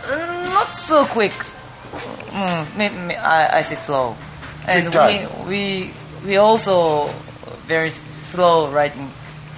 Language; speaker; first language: English; non-native, fluent; Japanese